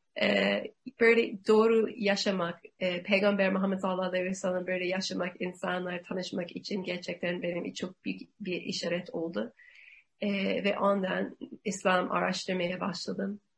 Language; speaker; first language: Turkish; non-native, learner; English